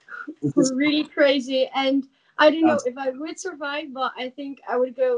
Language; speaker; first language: English; non-native, fluent; Dutch